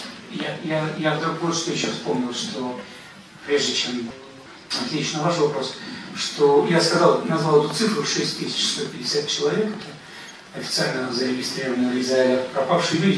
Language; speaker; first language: Russian; native; Russian